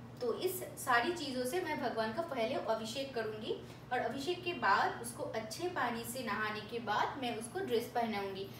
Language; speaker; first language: Hindi; non-native, local second language; Bangla